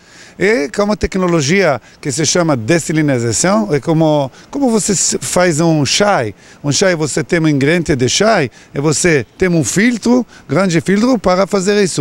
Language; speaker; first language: Portuguese; non-native, learner; Hebrew